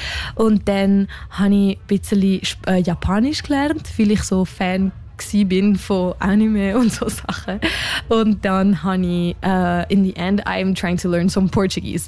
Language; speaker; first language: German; non-native, local second language; French